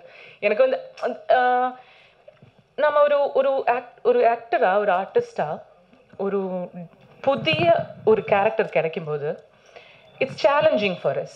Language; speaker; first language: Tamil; non-native, learner; Malayalam